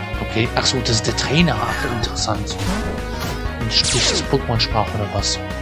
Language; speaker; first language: German; native; German